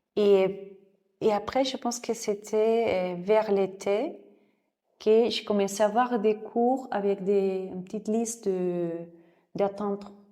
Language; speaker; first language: French; non-native, fluent; Spanish